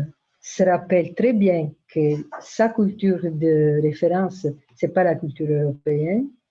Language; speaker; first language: French; non-native, fluent; Italian